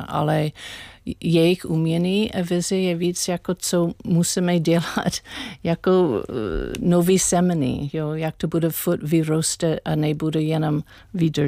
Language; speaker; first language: Czech; non-native, learner; English